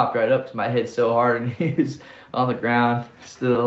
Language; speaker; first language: English; native; English